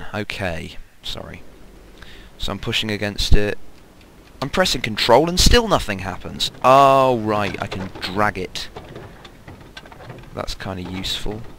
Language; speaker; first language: English; native; English